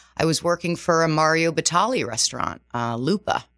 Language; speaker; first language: English; non-native, fluent; Portuguese